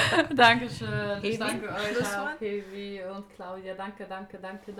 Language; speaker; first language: German; non-native, fluent; Arabic